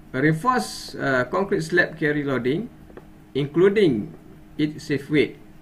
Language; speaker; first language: English; non-native, local second language; Malay